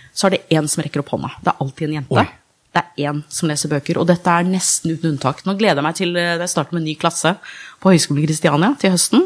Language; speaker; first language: Norwegian; early bilingual, other home language; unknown